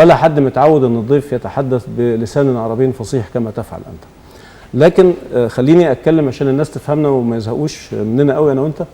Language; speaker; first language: Egyptian Arabic; native; Egyptian Arabic